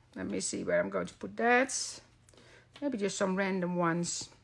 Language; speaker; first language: English; non-native, fluent; Dutch